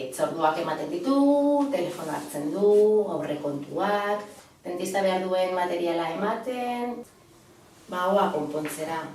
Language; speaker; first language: Basque; non-native, local second language; Spanish